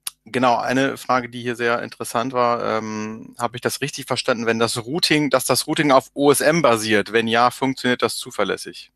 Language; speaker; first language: German; native; German